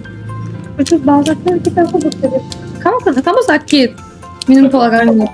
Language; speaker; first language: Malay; non-native, fluent; Turkish